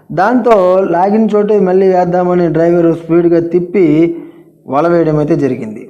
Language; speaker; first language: Telugu; non-native, local second language; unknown